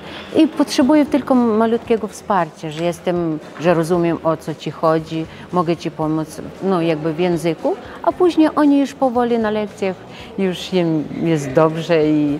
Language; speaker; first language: Polish; non-native, local second language; Ukrainian